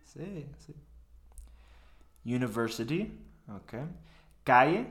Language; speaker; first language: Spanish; non-native, fluent; English